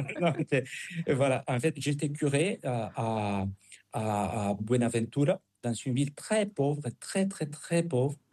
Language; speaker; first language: French; non-native, fluent; Spanish